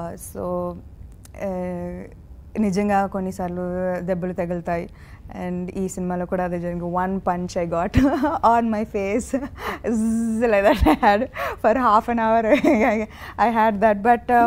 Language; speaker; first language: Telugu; non-native, fluent; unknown